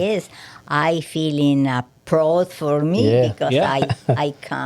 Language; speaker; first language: English; non-native, learner; Spanish